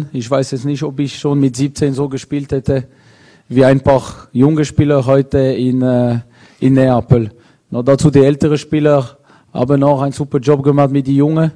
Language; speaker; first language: German; non-native, local second language; French